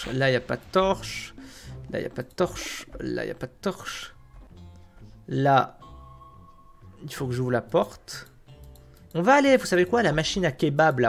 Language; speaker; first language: French; native; French